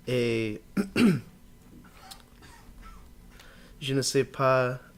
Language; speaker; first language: French; non-native, learner; English